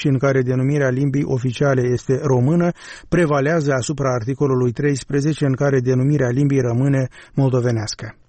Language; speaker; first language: Romanian; native; Romanian